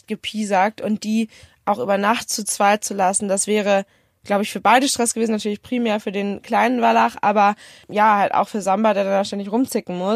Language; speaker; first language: German; native; German